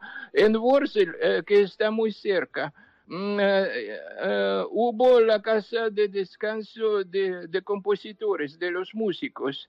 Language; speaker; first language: Spanish; non-native, fluent; Ukrainian